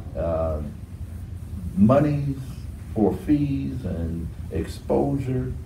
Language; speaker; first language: English; native; English